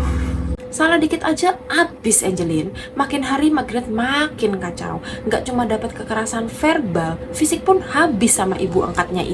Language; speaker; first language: Indonesian; native; Indonesian